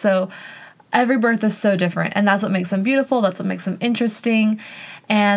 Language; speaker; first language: English; native; English